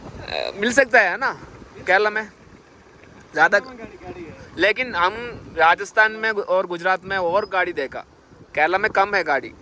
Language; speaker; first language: Hindi; non-native, local second language; Malayalam